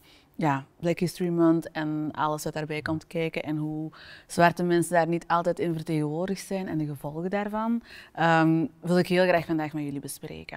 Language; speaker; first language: Dutch; native; Dutch